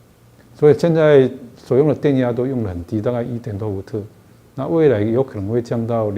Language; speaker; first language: Chinese; native; Chinese